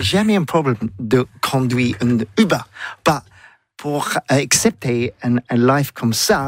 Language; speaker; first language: French; non-native, learner; English